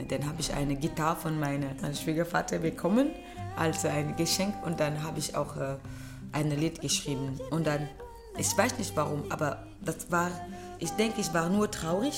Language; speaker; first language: German; non-native, learner; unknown